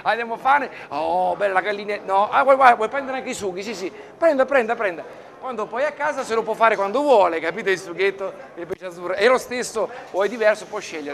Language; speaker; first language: Italian; native; Italian